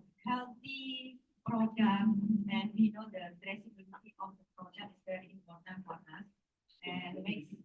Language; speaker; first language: English; non-native, learner; Indonesian